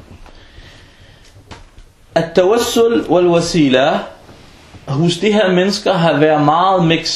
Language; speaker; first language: Danish; non-native, fluent; Arabic